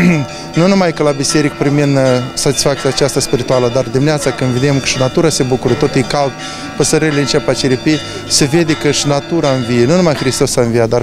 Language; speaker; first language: Romanian; native; Romanian